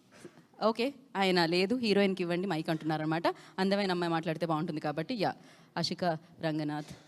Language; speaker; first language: Telugu; native; Telugu